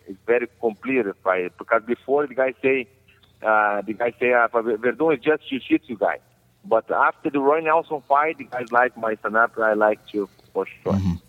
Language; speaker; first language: English; non-native, learner; Portuguese